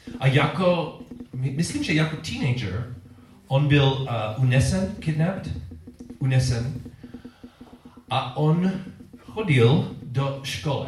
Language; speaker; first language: Czech; non-native, learner; English